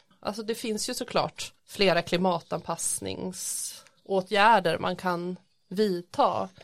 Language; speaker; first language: Swedish; native; Swedish